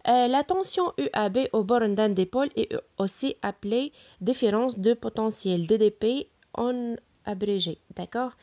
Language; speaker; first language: French; non-native, local second language; Arabic